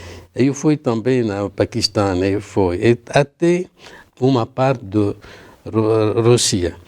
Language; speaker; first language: Portuguese; non-native, learner; Arabic